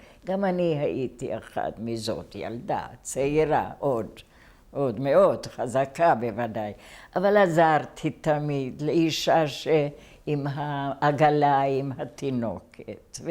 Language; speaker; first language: Hebrew; non-native, fluent; Hungarian